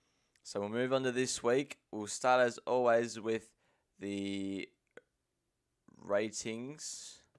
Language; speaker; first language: English; native; English